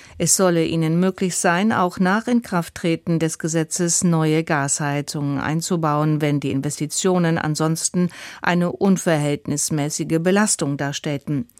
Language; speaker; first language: German; native; German